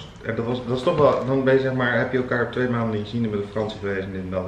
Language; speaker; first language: Dutch; native; Dutch